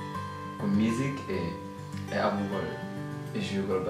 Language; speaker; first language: German; non-native, learner; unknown